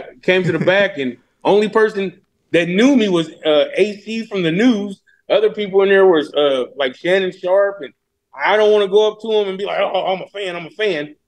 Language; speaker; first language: English; native; English